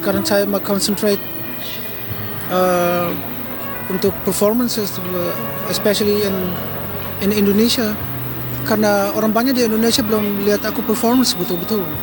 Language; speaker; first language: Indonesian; early bilingual, heritage; Dutch